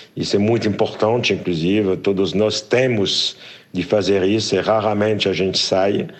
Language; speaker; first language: Portuguese; non-native, fluent; French